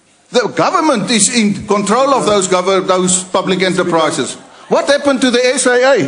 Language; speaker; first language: English; non-native, local second language; Afrikaans